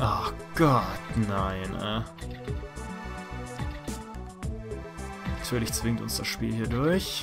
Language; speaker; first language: German; native; German